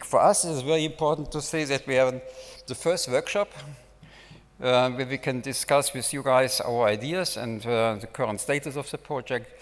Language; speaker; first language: English; non-native, fluent; German